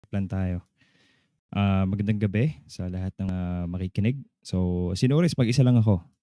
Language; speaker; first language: Filipino; native; Filipino